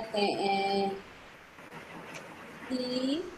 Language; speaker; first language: English; non-native, learner; Spanish